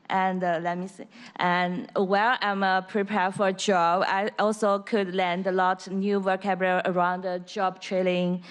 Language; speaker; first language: English; non-native, learner; Chinese